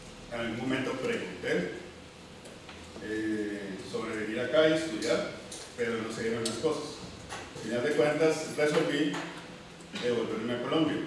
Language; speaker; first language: Spanish; native; Spanish